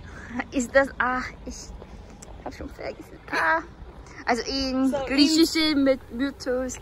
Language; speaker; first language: German; non-native, learner; Korean